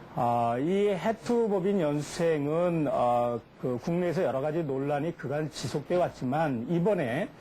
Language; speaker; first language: Korean; native; Korean